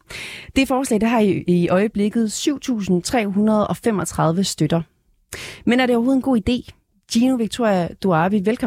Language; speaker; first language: Danish; native; Danish